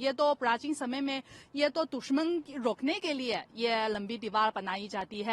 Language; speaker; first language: Hindi; non-native, fluent; Chinese